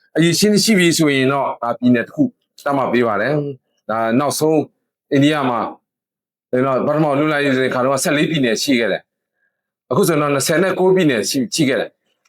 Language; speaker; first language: Burmese; non-native, local second language; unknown